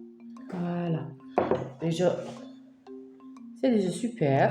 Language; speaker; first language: French; native; French